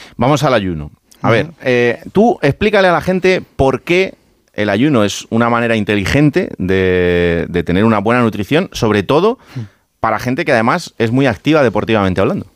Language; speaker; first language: Spanish; native; Spanish